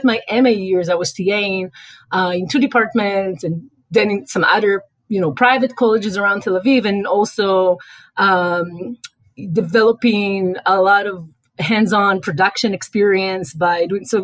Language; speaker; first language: English; non-native, fluent; Hebrew